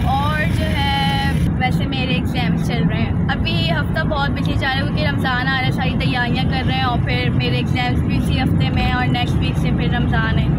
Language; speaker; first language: Urdu; native; Urdu